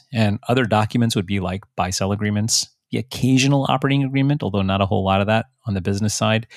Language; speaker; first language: English; early bilingual, other home language; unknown